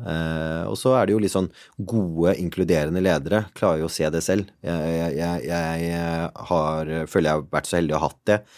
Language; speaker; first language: Norwegian; early bilingual, other home language; Punjabi